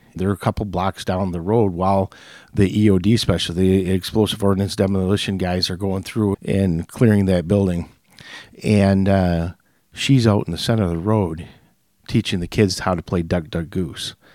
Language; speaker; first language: English; native; English